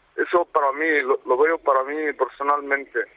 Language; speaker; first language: Spanish; non-native, learner; Arabic